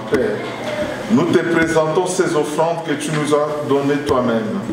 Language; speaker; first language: French; non-native, local second language; Lingala